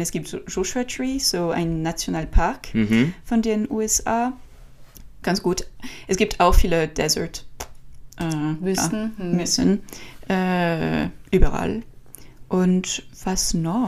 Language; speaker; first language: German; non-native, learner; French